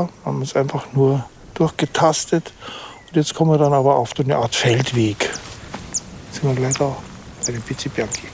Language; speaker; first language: German; native; German